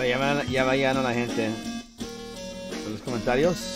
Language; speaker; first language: Spanish; native; Spanish